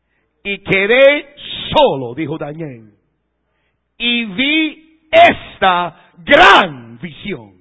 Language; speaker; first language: Spanish; non-native, fluent; English